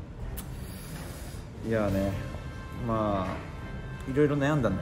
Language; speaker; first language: Japanese; native; Japanese